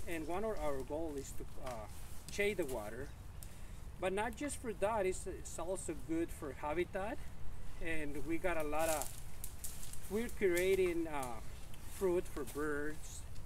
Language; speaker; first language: English; non-native, fluent; Spanish